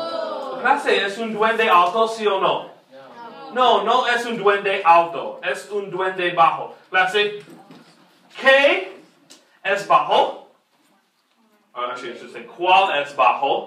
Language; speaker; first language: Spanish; non-native, fluent; English